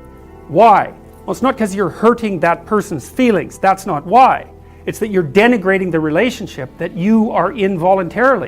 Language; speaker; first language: English; native; English